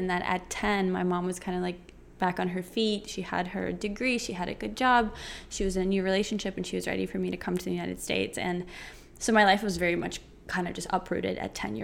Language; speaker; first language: English; early bilingual, other home language; Ukrainian